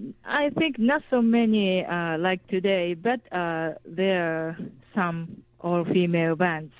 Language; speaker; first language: English; non-native, fluent; Japanese